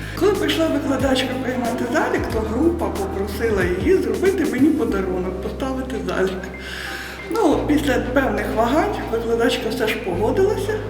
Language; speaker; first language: Ukrainian; native; Ukrainian